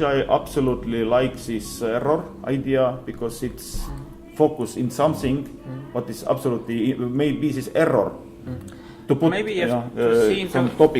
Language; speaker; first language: English; non-native, fluent; Estonian